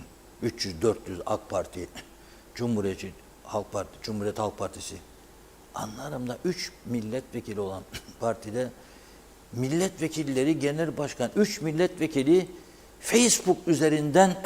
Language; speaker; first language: Turkish; native; Turkish